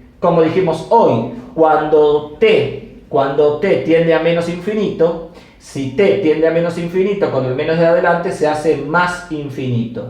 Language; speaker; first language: Spanish; native; Spanish